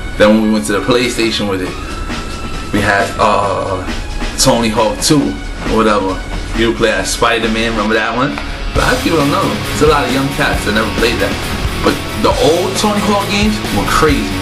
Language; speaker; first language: English; native; English